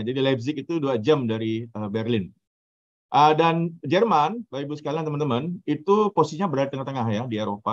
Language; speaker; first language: Indonesian; native; Indonesian